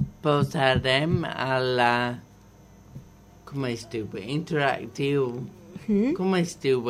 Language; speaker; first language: Catalan; non-native, learner; English